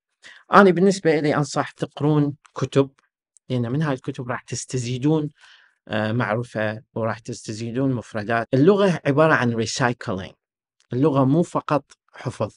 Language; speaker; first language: Arabic; native; Arabic